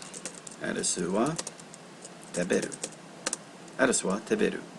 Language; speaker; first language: Japanese; non-native, learner; English